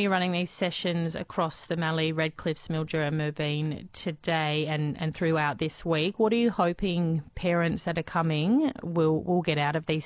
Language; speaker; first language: English; native; English